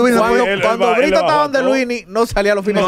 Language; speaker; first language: Spanish; native; Spanish